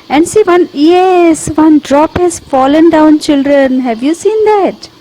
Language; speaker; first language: English; non-native, local second language; Hindi